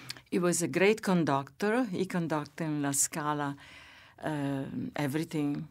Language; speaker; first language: English; non-native, fluent; Italian